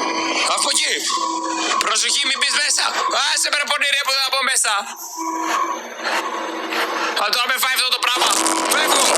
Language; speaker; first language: Greek; native; Greek